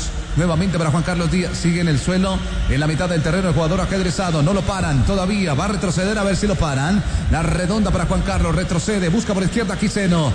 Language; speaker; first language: Spanish; native; Spanish